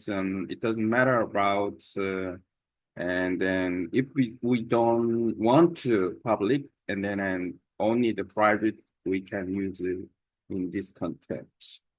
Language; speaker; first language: English; non-native, learner; Korean